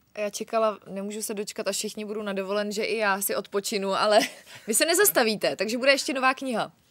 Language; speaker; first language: Czech; native; Czech